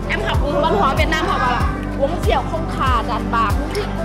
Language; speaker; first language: Vietnamese; non-native, fluent; Lao